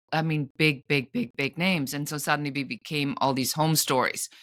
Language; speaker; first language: English; non-native, fluent; German